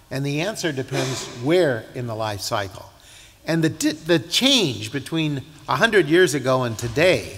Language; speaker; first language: English; native; English